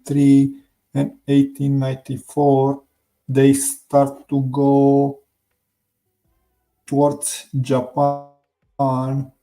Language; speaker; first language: English; non-native, learner; Romanian